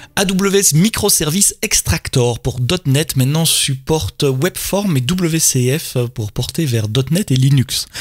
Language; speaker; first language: French; native; French